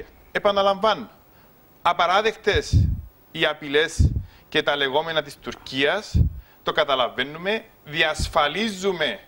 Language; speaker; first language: Greek; native; Greek